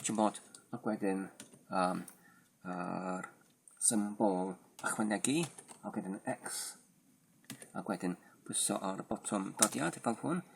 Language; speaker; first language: Welsh; non-native, learner; Polish